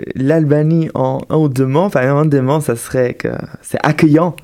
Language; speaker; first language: French; non-native, fluent; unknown